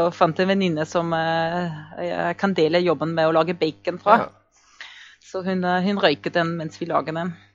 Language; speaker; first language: Norwegian; non-native, fluent; German